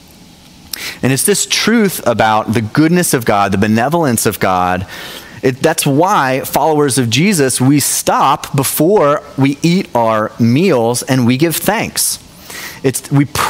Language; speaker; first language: English; native; English